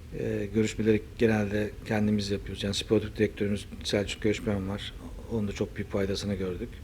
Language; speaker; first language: Turkish; native; Turkish